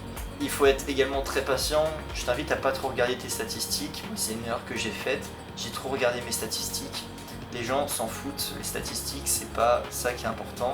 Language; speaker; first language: French; native; French